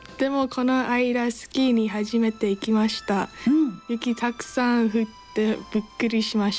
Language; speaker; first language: Japanese; non-native, learner; English